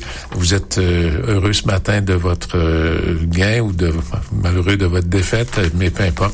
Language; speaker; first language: French; native; French